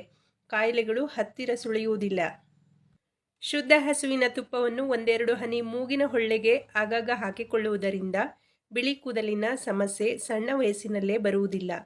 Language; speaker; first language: Kannada; native; Kannada